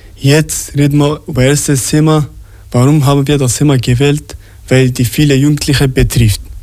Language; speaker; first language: German; non-native, learner; Arabic